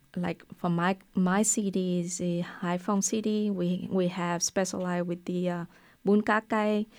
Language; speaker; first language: English; non-native, fluent; Vietnamese